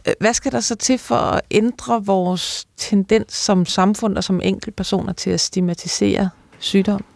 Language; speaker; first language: Danish; native; Danish